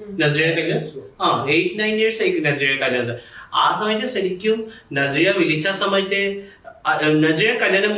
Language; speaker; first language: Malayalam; non-native, fluent; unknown